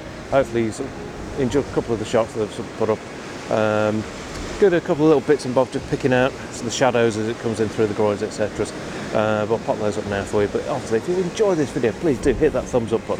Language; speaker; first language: English; native; English